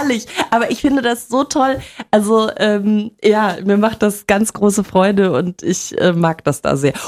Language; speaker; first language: German; native; German